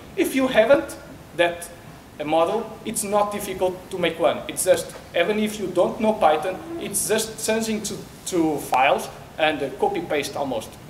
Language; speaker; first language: English; non-native, learner; Portuguese